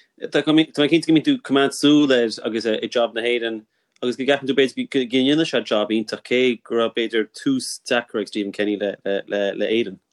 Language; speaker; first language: Irish; non-native, local second language; English